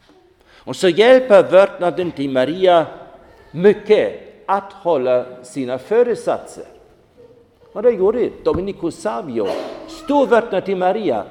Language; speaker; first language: Swedish; non-native, fluent; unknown